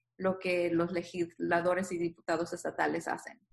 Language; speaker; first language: Spanish; native; Spanish